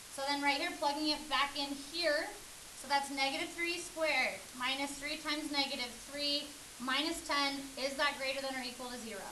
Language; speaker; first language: English; native; English